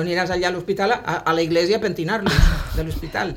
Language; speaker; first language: Catalan; native; Catalan